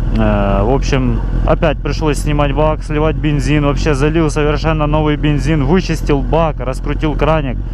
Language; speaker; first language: Russian; native; Russian